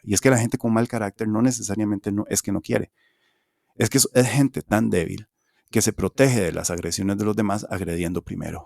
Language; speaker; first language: Spanish; native; Spanish